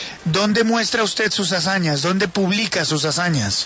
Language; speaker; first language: Spanish; native; Spanish